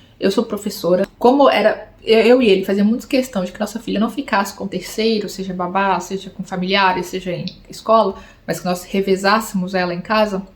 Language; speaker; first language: Portuguese; native; Portuguese